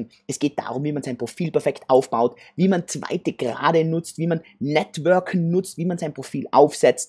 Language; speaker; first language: German; native; German